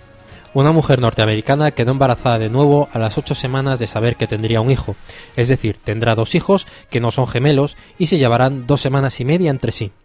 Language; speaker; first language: Spanish; native; Spanish